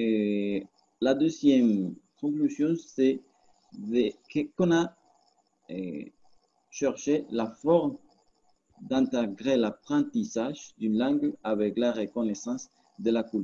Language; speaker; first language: French; non-native, learner; Spanish